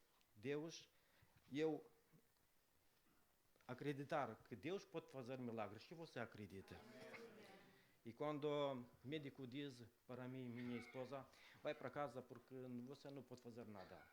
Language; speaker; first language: Portuguese; non-native, learner; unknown